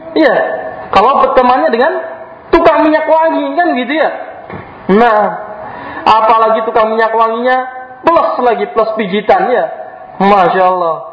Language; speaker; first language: Indonesian; native; Indonesian